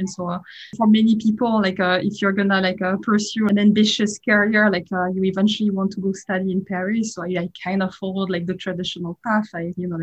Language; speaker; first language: English; non-native, fluent; French